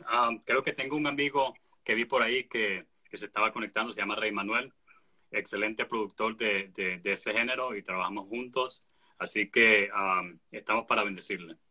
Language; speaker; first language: Spanish; native; Spanish